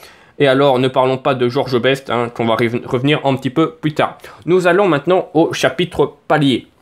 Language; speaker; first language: French; native; French